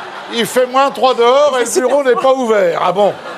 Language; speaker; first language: French; native; French